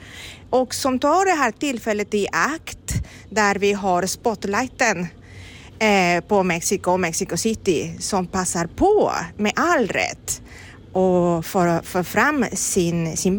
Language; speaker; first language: Swedish; non-native, fluent; Spanish